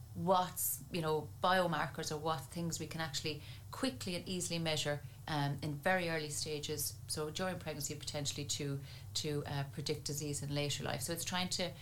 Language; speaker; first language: English; native; English